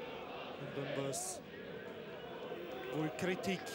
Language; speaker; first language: German; native; German